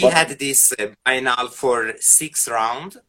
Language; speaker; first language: English; non-native, fluent; Persian